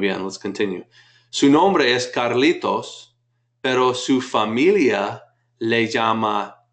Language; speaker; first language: Spanish; non-native, fluent; English